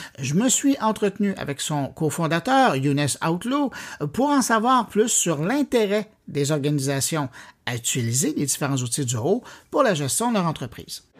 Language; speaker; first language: French; native; French